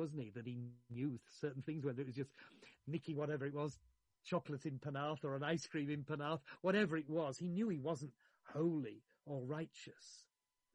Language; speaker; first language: English; native; English